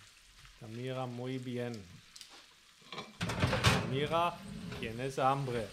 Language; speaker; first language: Spanish; non-native, learner; German